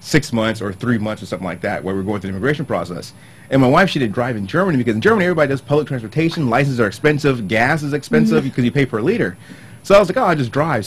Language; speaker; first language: English; native; English